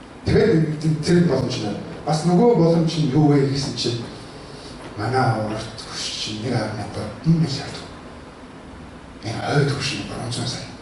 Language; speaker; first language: Mongolian; early bilingual, heritage; Mongolian